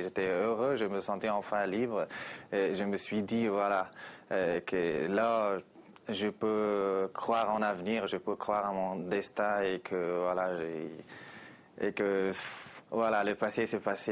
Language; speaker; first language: French; non-native, fluent; Persian